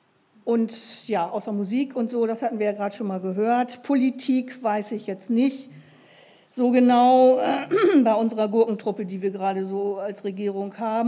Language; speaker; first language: German; native; German